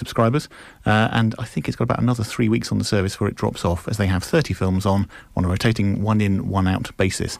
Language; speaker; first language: English; native; English